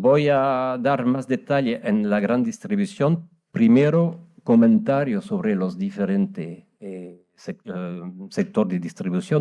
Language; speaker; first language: Spanish; non-native, fluent; French